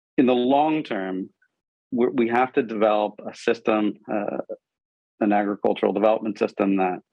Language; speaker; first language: English; non-native, local second language; Urdu